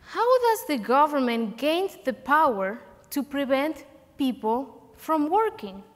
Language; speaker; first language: English; non-native, fluent; Spanish